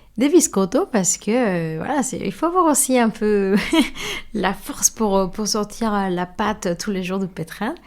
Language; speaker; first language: French; non-native, fluent; Spanish